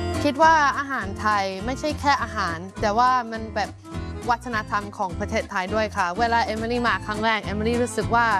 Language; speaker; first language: Thai; non-native, fluent; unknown